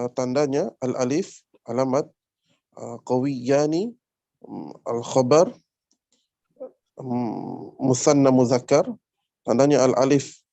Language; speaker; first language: Arabic; non-native, learner; Indonesian